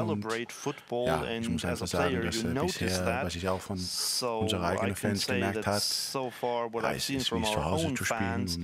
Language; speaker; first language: German; non-native, fluent; Danish